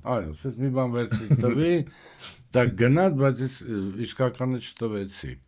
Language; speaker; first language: Armenian; native; Armenian